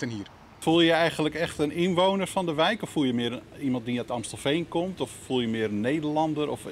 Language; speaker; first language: Dutch; native; Dutch